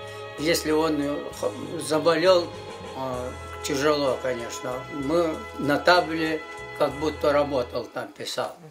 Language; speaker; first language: Russian; non-native, local second language; Yakut